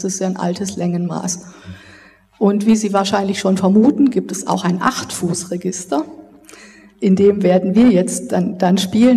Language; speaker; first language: German; native; German